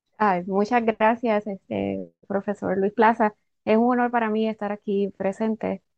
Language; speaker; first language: Spanish; native; Spanish